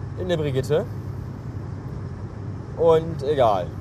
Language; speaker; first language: German; native; German